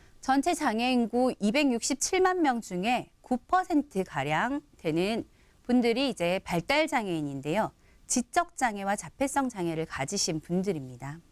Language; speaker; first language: Korean; native; Korean